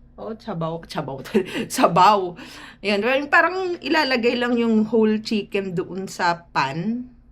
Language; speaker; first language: Filipino; native; Filipino